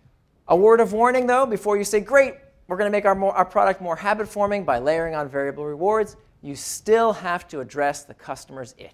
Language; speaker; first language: English; native; English